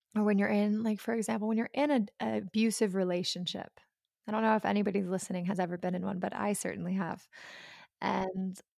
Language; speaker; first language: English; native; English